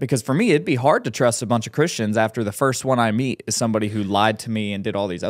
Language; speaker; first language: English; native; English